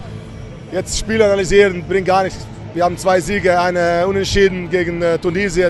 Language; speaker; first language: German; non-native, fluent; Slovenian